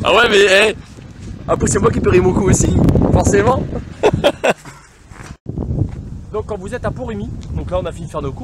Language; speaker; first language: French; native; French